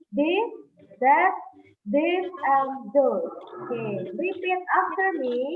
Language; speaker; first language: English; non-native, fluent; Indonesian